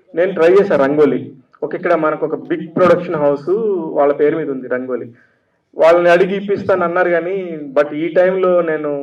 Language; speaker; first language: Telugu; native; Telugu